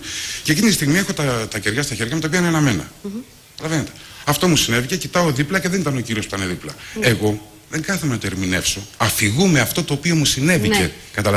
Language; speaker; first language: Greek; native; Greek